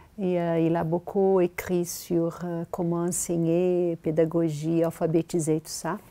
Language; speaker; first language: French; non-native, fluent; Portuguese